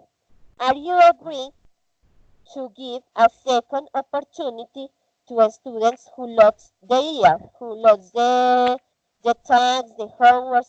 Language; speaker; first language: English; non-native, learner; Spanish